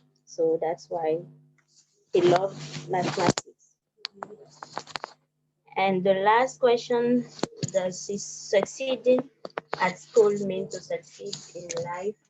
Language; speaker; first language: English; non-native, fluent; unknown